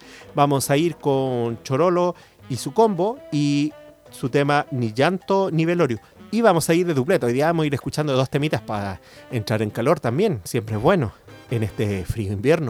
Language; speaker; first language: Spanish; native; Spanish